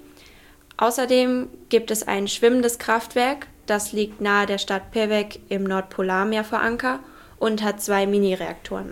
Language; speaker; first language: German; native; German